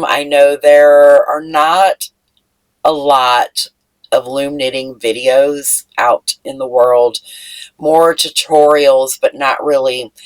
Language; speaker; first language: English; native; English